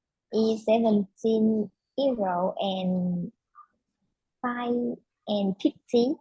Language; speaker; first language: English; non-native, learner; Vietnamese